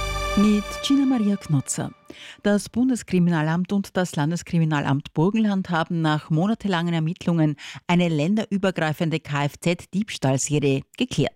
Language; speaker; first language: German; native; German